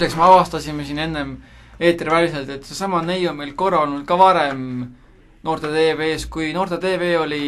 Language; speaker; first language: Estonian; native; Estonian